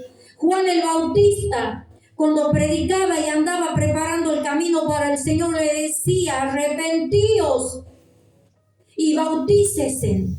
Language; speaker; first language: Spanish; native; Spanish